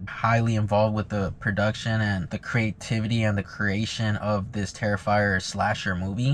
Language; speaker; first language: English; native; English